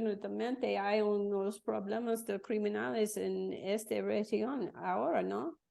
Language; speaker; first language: Spanish; non-native, learner; English